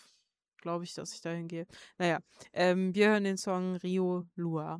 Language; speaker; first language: German; native; German